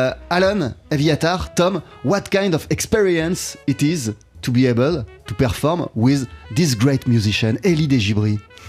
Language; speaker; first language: English; non-native, fluent; French